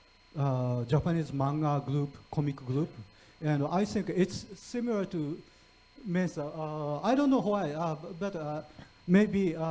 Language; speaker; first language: English; non-native, fluent; Japanese